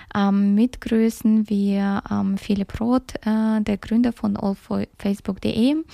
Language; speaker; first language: German; early bilingual, other home language; Russian